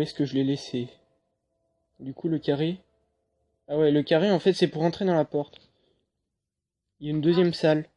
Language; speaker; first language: French; native; French